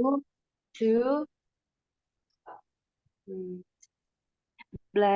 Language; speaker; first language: English; non-native, learner; Indonesian